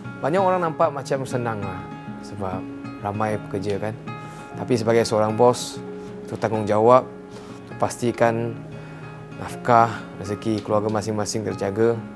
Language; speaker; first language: Malay; non-native, local second language; Chinese